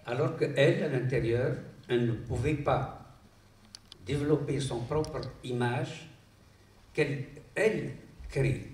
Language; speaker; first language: French; non-native, local second language; Arabic